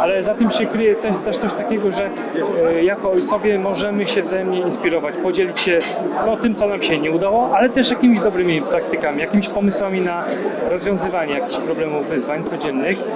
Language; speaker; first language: Polish; native; Polish